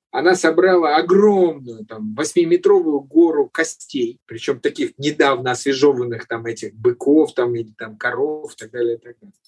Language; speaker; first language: Russian; native; Russian